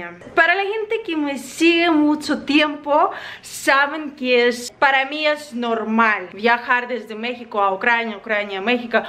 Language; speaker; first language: Spanish; non-native, learner; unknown